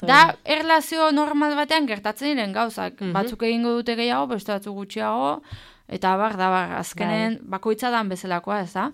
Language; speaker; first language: Basque; native; Basque